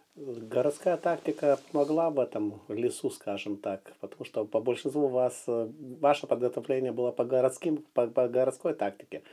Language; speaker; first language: Russian; non-native, fluent; Lithuanian